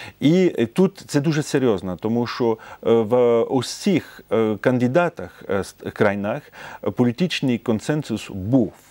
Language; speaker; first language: Ukrainian; non-native, fluent; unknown